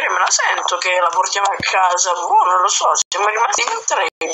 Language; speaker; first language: Italian; native; Italian